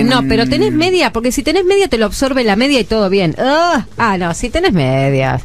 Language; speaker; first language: Spanish; native; Spanish